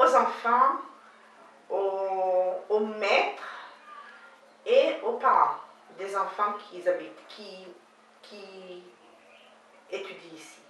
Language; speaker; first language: French; non-native, learner; Hebrew